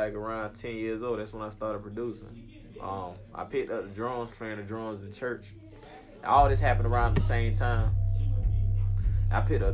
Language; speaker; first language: English; native; English